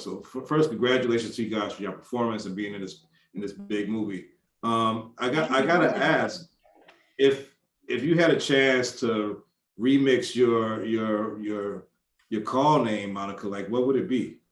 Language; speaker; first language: English; native; English